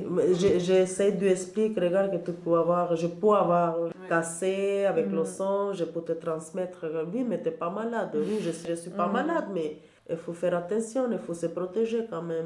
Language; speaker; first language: French; non-native, learner; Albanian